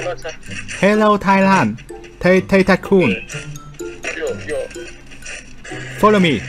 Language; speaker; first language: English; non-native, learner; Vietnamese